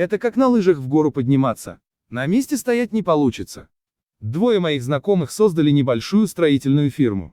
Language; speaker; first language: Russian; native; Russian